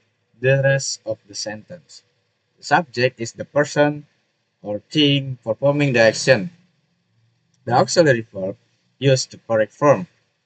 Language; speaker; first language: English; non-native, learner; Indonesian